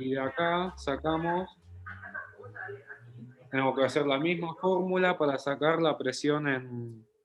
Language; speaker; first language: Spanish; native; Spanish